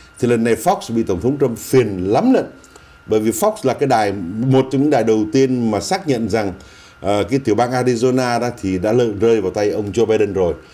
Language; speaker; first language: Vietnamese; native; Vietnamese